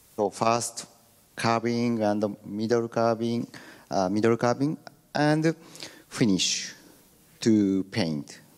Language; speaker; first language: English; non-native, learner; Japanese